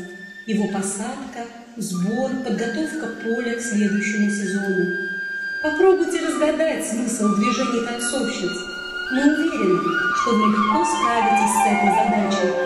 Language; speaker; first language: Russian; native; Russian